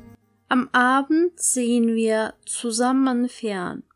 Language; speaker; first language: German; non-native, fluent; Turkish